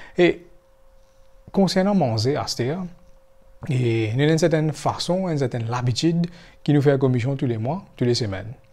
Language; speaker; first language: French; non-native, local second language; Morisyen